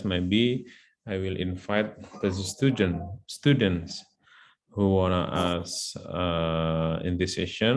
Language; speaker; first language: English; non-native, learner; Indonesian